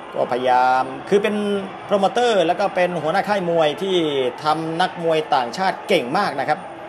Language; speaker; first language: Thai; native; Thai